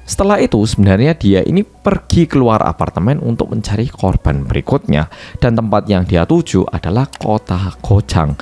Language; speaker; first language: Indonesian; non-native, fluent; Korean